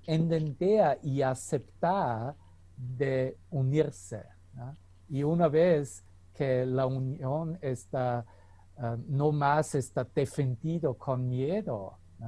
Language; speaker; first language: Spanish; non-native, fluent; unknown